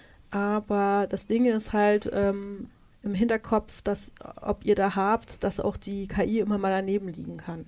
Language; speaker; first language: German; native; German